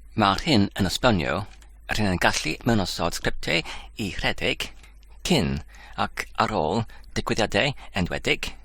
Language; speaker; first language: Welsh; non-native, local second language; English